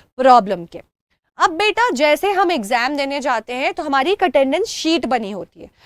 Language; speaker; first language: Hindi; native; Hindi